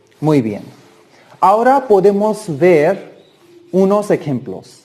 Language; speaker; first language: Spanish; non-native, learner; Hindi